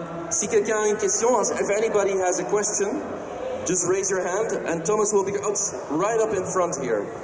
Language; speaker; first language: English; non-native, fluent; French